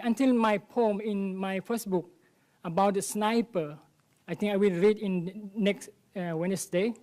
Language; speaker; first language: English; non-native, learner; Thai